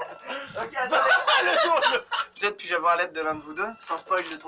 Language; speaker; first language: French; native; French